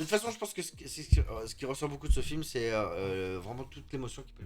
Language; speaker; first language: French; native; French